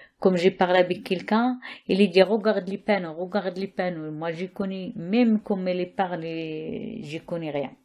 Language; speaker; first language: French; non-native, learner; Arabic